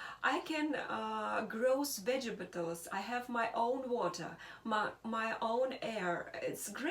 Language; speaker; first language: English; non-native, learner; Russian